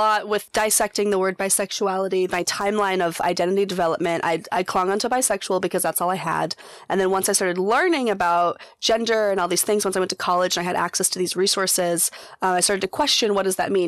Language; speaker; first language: English; native; English